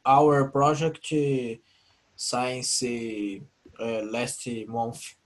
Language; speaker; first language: English; non-native, learner; Portuguese